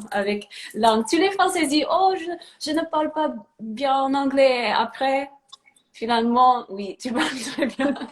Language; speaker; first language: French; non-native, fluent; English